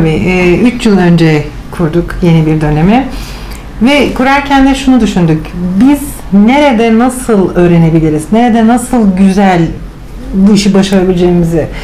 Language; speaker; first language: Turkish; native; Turkish